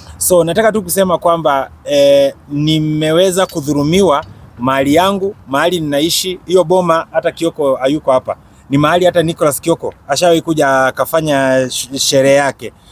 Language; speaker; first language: Swahili; native; Swahili